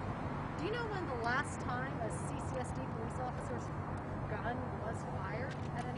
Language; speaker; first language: English; native; English